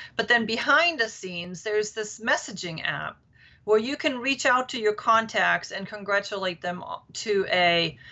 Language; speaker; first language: English; non-native, fluent; German